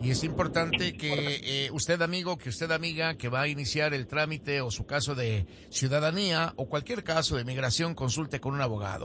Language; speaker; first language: Spanish; native; Spanish